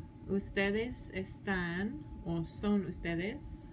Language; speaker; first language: Spanish; non-native, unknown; English